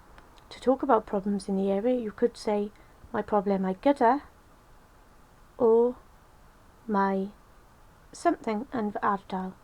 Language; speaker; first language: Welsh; non-native, local second language; English